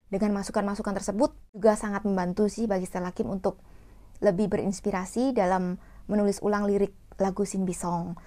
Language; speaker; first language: Indonesian; non-native, fluent; Korean